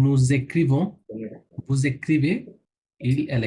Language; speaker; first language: French; non-native, learner; Bangla